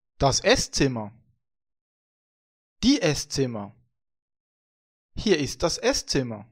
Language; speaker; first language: German; non-native, fluent; Vietnamese